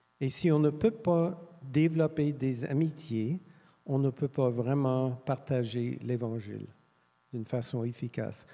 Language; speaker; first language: French; non-native, fluent; English